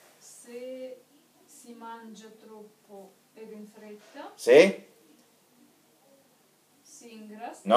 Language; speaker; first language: Italian; non-native, learner; Russian